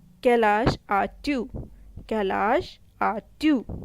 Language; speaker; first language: French; non-native, fluent; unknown